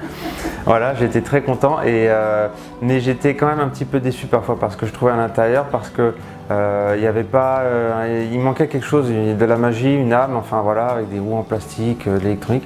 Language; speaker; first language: French; native; French